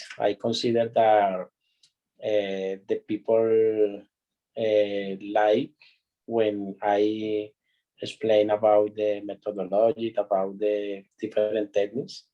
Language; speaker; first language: English; non-native, learner; Spanish